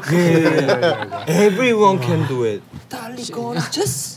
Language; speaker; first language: English; non-native, learner; Korean